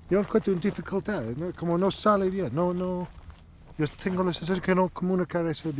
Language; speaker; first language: Spanish; non-native, fluent; English